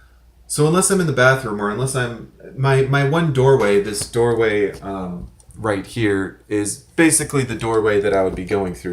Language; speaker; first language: English; native; English